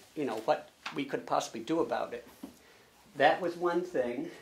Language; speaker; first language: English; native; English